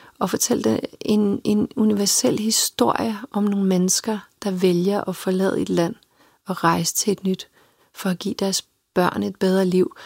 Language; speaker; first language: Danish; early bilingual, other home language; Serbian